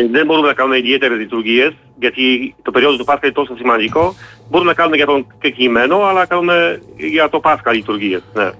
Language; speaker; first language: Greek; non-native, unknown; Polish